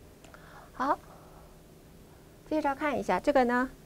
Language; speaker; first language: Chinese; non-native, fluent; Korean